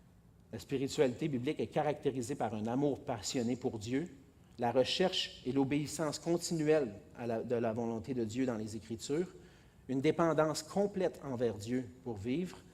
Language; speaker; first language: French; native; French